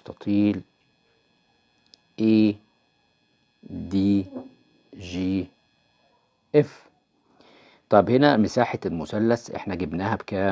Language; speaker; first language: Arabic; native; Arabic